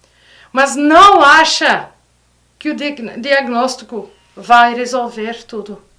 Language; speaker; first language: Portuguese; non-native, fluent; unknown